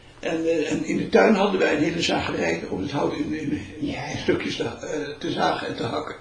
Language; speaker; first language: Dutch; early bilingual, other home language; Malay